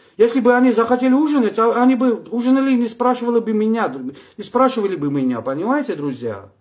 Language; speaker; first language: Russian; non-native, local second language; Armenian